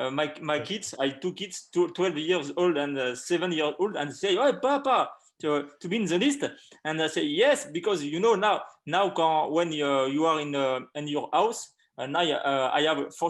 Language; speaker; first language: English; non-native, learner; French